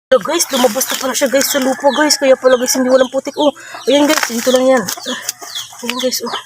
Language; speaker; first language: Filipino; non-native, local second language; Waray